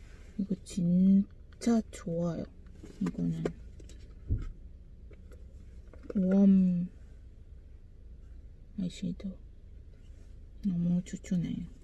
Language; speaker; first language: Korean; non-native, learner; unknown